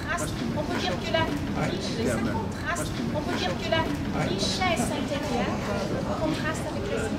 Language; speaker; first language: French; non-native, fluent; Portuguese